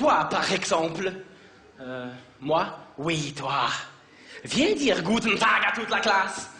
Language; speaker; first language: French; native; French